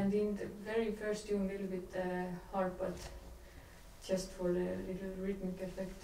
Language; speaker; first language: English; non-native, fluent; Estonian